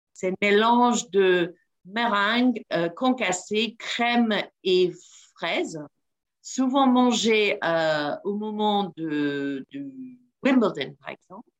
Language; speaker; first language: French; non-native, fluent; English